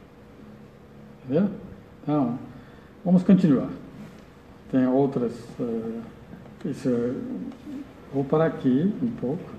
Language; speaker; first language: Portuguese; non-native, learner; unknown